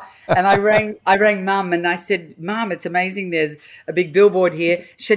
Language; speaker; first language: English; native; English